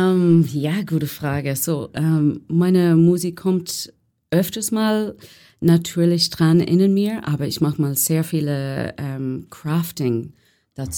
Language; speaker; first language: German; non-native, learner; English